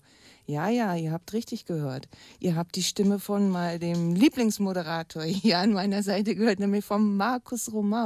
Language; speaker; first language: German; native; German